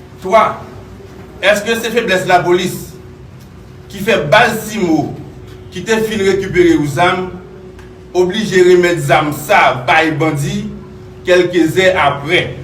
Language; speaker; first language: Haitian Creole; native; Haitian Creole